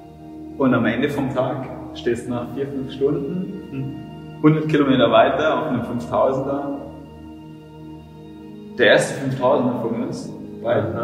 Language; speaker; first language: German; native; German